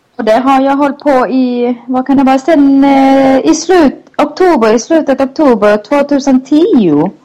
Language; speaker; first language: Swedish; non-native, fluent; Thai